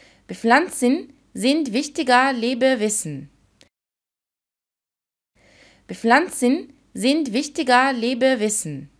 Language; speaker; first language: German; non-native, fluent; Arabic